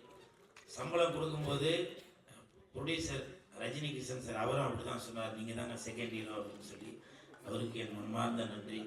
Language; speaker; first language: Tamil; native; Tamil